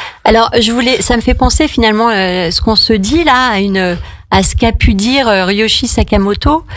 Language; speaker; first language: French; native; French